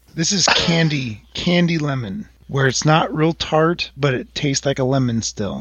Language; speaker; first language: English; native; English